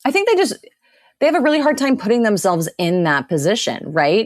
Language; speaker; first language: English; native; English